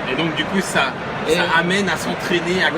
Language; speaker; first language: French; native; French